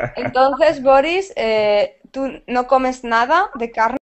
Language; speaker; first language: Spanish; native; Spanish